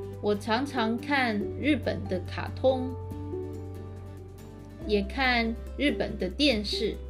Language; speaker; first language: Chinese; early bilingual, heritage; Chinese